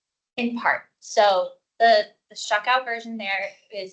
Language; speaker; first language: English; native; English